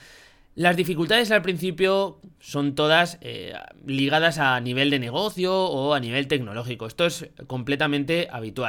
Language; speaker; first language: Spanish; native; Spanish